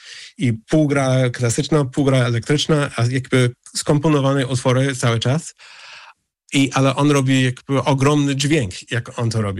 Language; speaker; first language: Polish; early bilingual, heritage; English